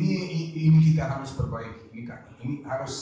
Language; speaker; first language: Indonesian; non-native, fluent; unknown